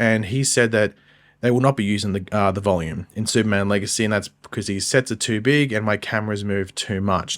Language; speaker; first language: English; native; English